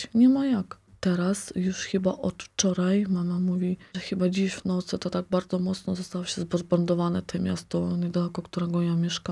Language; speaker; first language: Polish; non-native, local second language; Ukrainian